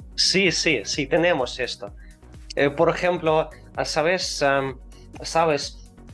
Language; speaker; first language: Spanish; non-native, learner; Russian